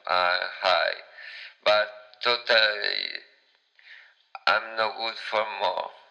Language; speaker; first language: English; non-native, fluent; Spanish